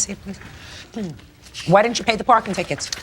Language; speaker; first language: English; native; English